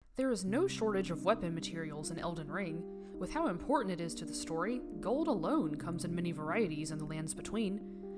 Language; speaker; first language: English; native; English